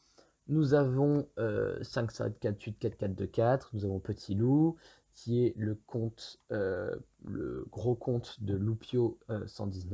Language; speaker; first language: French; native; French